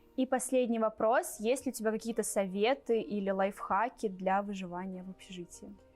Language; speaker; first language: Russian; native; Russian